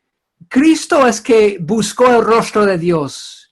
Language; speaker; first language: Spanish; non-native, fluent; English